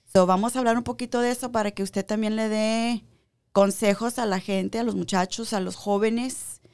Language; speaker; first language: Spanish; early bilingual, heritage; Spanish